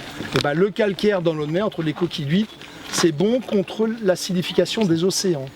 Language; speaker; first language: French; native; French